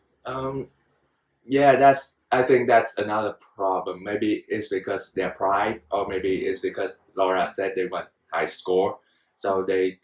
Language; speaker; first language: English; non-native, fluent; Vietnamese